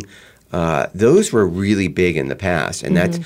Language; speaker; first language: English; native; English